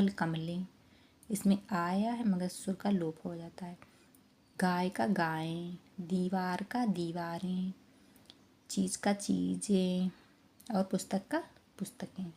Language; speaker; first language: Hindi; native; Hindi